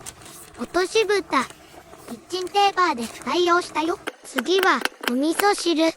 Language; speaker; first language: Japanese; native; Japanese